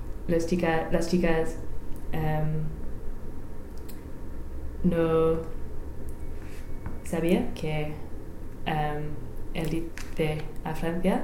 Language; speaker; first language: Spanish; non-native, learner; English